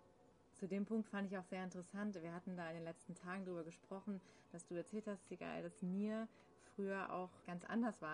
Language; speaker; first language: German; native; German